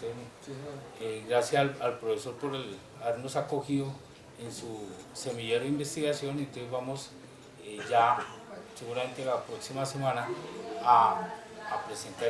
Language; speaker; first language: Spanish; native; Spanish